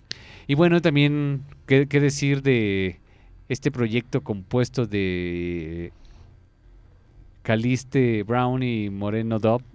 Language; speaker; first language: Spanish; native; Spanish